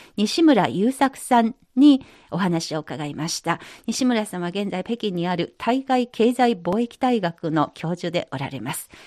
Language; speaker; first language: Japanese; non-native, fluent; Chinese